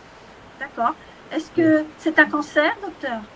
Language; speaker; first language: French; native; French